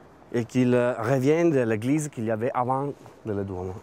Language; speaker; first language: French; non-native, learner; Italian